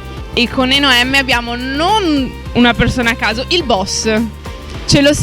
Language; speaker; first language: Italian; native; Italian